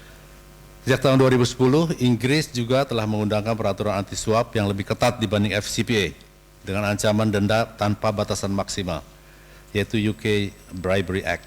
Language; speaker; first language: Indonesian; native; Indonesian